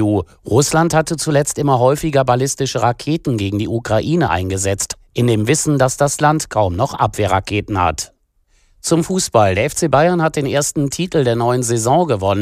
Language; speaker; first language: German; native; German